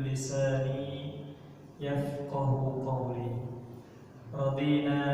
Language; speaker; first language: Arabic; non-native, fluent; Indonesian